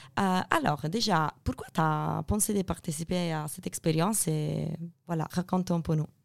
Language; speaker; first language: French; non-native, fluent; Italian